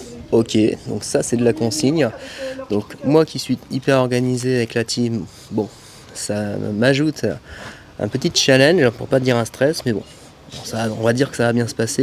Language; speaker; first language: French; native; French